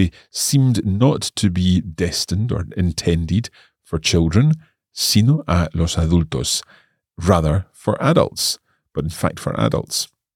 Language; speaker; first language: English; native; English